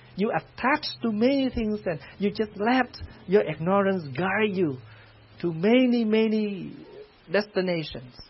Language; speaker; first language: English; non-native, fluent; Vietnamese